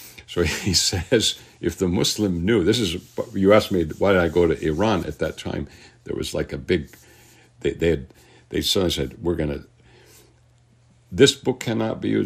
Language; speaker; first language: English; native; English